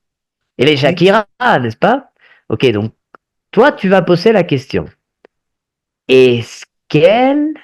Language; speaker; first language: French; non-native, fluent; Spanish